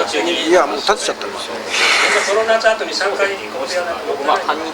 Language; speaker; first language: Japanese; native; Japanese